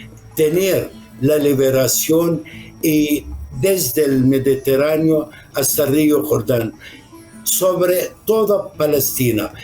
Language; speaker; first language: Spanish; non-native, fluent; Arabic